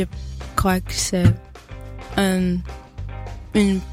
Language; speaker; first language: French; non-native, fluent; Dutch